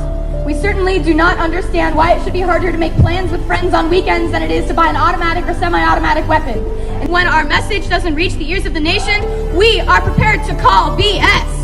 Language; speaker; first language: English; native; English